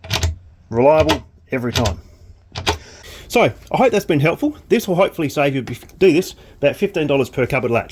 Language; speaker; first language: English; native; English